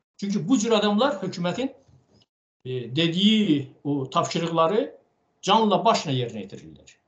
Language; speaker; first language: Azerbaijani; non-native, local second language; Talysh